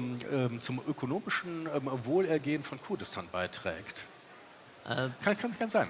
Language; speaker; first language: German; native; German